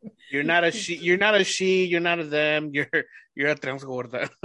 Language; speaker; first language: English; early bilingual, other home language; Spanish